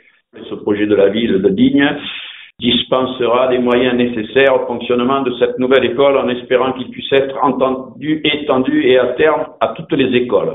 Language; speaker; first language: French; native; French